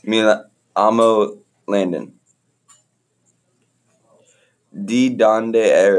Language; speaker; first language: Spanish; non-native, learner; English